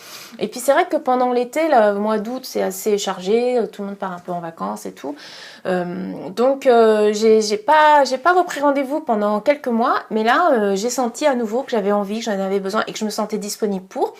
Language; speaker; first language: French; native; French